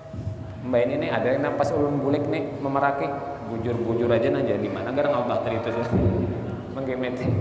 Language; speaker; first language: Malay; non-native, local second language; Banjar